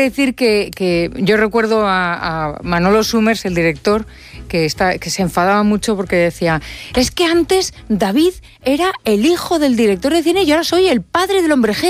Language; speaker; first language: Spanish; native; Spanish